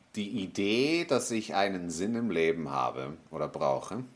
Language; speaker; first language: German; native; German